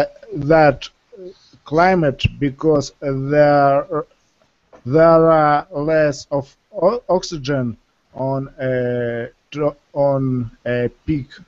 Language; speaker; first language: English; non-native, fluent; Russian